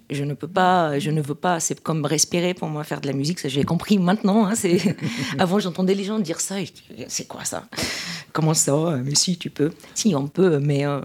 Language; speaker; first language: French; non-native, local second language; Arabic